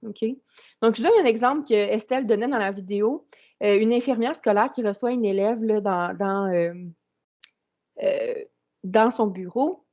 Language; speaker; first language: French; native; French